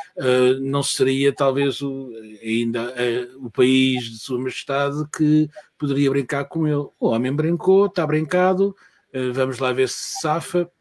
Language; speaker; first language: Portuguese; native; Portuguese